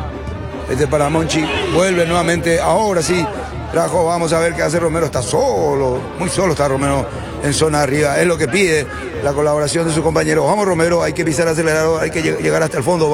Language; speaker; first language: Spanish; native; Spanish